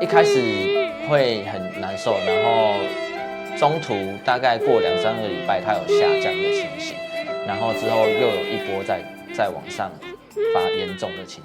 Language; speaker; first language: Chinese; native; Chinese